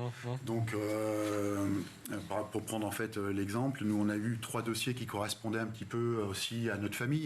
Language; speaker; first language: French; native; French